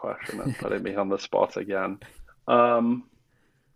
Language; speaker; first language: English; native; English